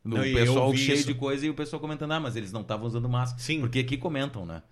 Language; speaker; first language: Portuguese; native; Portuguese